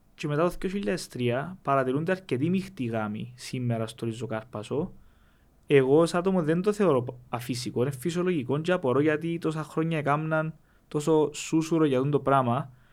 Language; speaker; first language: Greek; native; Greek